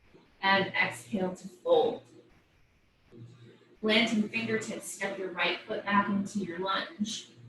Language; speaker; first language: English; native; English